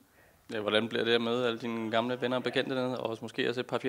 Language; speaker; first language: Danish; native; Danish